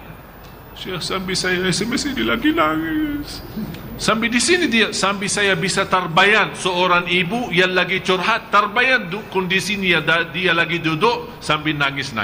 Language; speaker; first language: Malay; non-native, fluent; Arabic